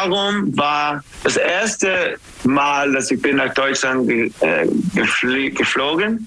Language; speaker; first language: German; non-native, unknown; English